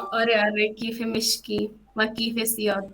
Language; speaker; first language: Persian; non-native, learner; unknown